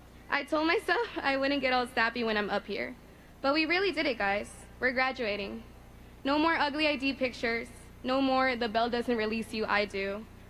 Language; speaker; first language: English; early bilingual, other home language; Spanish